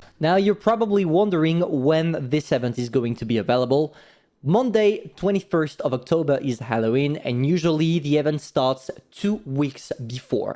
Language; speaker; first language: English; non-native, fluent; French